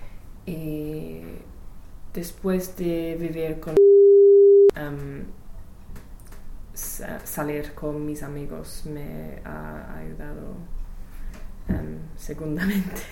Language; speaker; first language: Spanish; non-native, learner; English